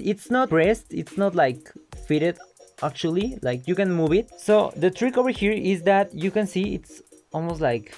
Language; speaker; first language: English; non-native, local second language; Spanish